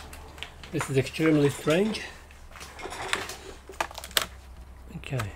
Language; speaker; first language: English; native; English